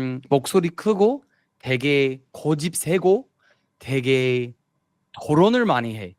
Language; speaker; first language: Korean; non-native, fluent; English